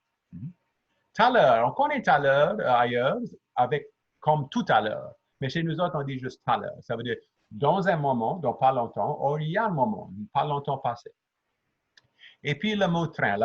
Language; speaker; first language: French; native; French